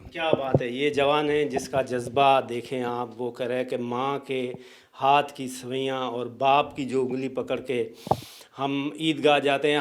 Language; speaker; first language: Urdu; non-native, local second language; Sindhi